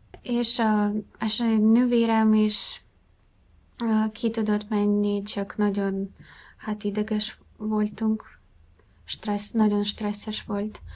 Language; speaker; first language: Hungarian; non-native, fluent; Ukrainian